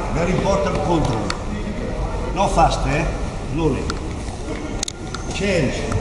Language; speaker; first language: English; non-native, learner; Italian